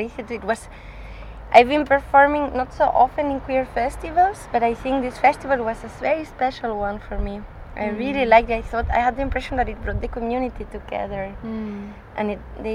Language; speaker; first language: English; non-native, fluent; Spanish